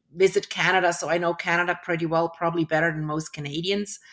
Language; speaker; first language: English; early bilingual, other home language; German